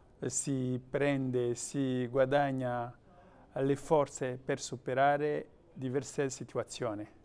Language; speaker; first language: Italian; non-native, fluent; Kinyarwanda